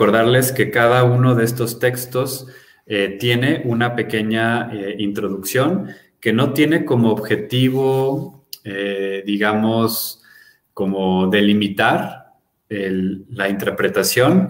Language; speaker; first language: Spanish; native; Spanish